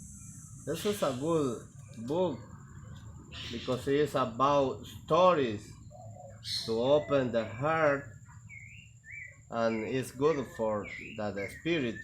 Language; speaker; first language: English; non-native, learner; Spanish